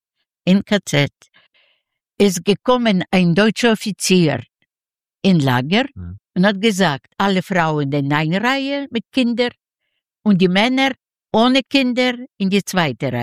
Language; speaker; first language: German; non-native, learner; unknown